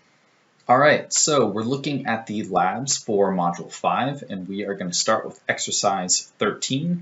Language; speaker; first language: English; native; English